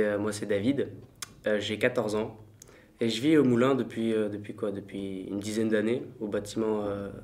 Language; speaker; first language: French; early bilingual, other home language; Armenian